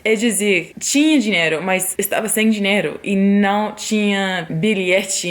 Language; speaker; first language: Portuguese; non-native, fluent; English